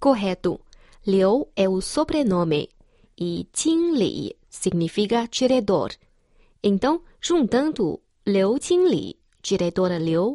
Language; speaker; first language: Portuguese; non-native, fluent; Chinese